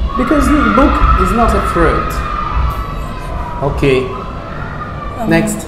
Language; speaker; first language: English; non-native, fluent; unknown